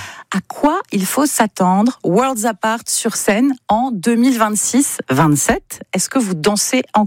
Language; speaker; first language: French; native; French